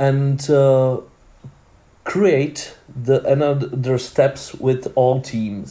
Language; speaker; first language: English; non-native, learner; Czech